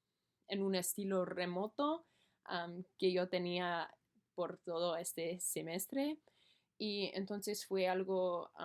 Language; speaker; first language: Spanish; non-native, learner; English